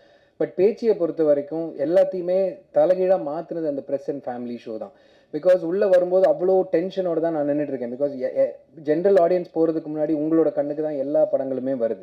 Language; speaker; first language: Tamil; native; Tamil